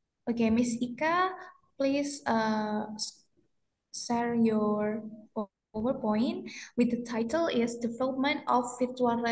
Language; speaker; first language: English; non-native, fluent; Indonesian